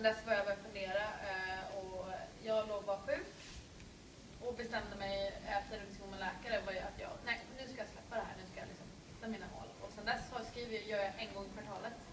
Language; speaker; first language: Swedish; native; Swedish